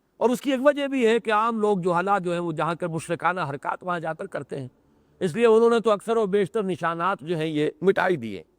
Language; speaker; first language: Urdu; native; Urdu